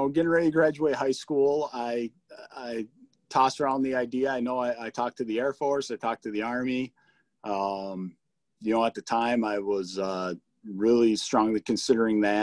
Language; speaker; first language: English; native; English